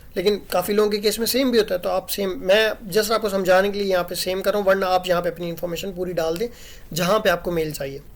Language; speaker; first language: Urdu; non-native, local second language; Sindhi